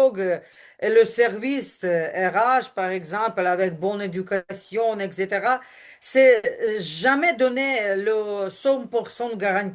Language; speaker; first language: French; non-native, learner; Ukrainian